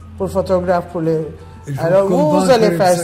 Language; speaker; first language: French; non-native, fluent; Turkish